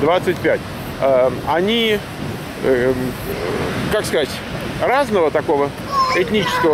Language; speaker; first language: Russian; native; Russian